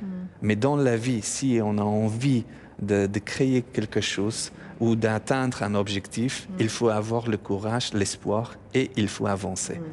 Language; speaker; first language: French; non-native, fluent; Persian